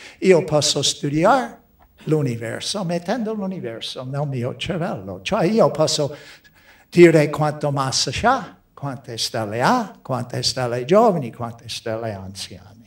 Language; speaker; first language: Italian; non-native, fluent; English